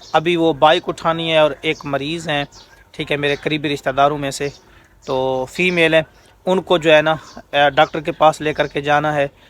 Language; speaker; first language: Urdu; non-native, local second language; Saraiki